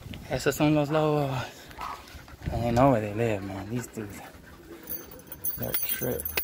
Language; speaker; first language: English; early bilingual, other home language; Spanish